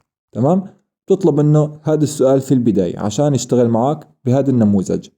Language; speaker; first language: Arabic; native; Arabic